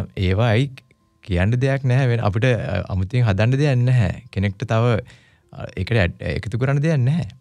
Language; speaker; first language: Sinhala; non-native, local second language; Tamil